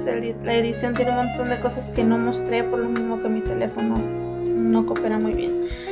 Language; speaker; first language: Spanish; early bilingual, heritage; Spanish